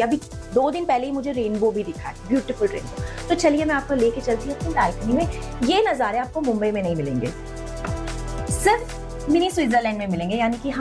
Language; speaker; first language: Hindi; native; Hindi